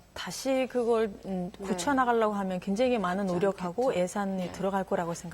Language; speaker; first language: Korean; non-native, fluent; Mongolian